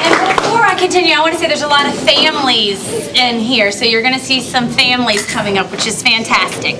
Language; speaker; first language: English; native; English